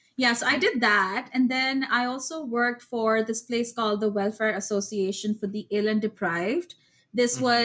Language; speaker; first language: English; non-native, local second language; Urdu